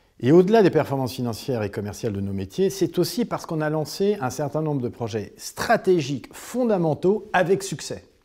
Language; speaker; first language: French; native; French